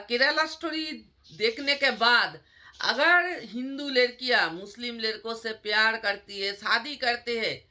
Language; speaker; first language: Hindi; non-native, local second language; Bangla